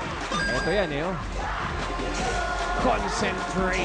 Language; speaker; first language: Filipino; native; Filipino